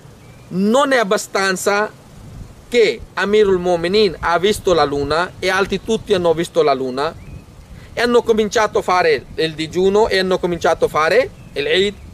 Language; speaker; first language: Italian; non-native, fluent; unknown